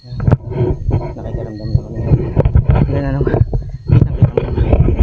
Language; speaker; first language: Filipino; native; Filipino